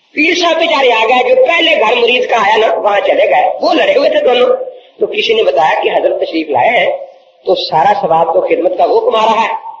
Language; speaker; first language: Urdu; native; Urdu